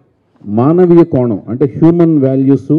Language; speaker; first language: Telugu; native; Telugu